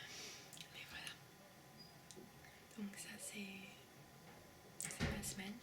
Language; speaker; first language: French; early bilingual, heritage; French